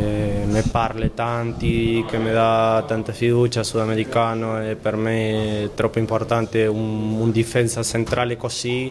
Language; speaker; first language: Italian; non-native, learner; Spanish